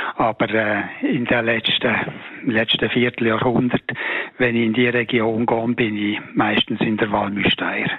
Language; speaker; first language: German; native; German